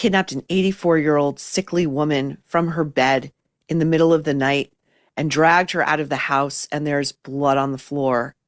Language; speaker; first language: English; native; English